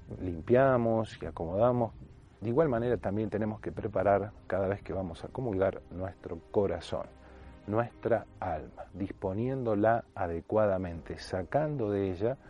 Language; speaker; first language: Spanish; native; Spanish